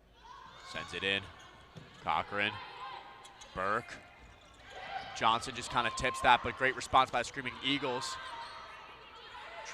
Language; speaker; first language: English; native; English